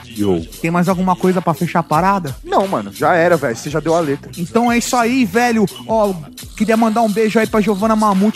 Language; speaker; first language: Portuguese; native; Portuguese